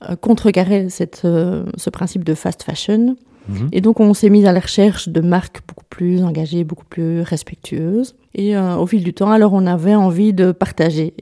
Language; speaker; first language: French; native; French